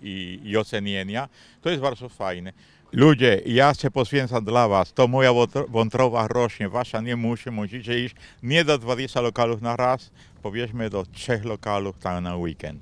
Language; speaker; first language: Polish; non-native, fluent; Spanish